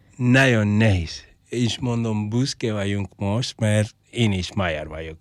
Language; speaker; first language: Hungarian; non-native, learner; Spanish